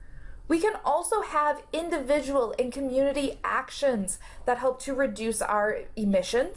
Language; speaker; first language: English; native; English